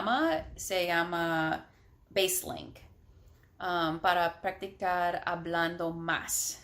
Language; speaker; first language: Spanish; non-native, learner; English